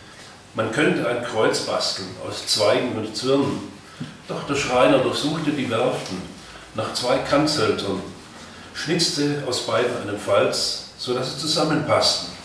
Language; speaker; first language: German; native; German